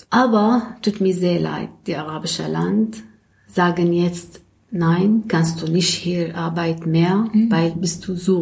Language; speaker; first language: German; non-native, learner; Arabic